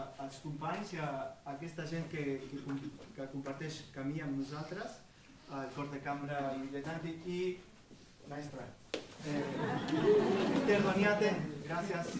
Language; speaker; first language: Catalan; non-native, fluent; Spanish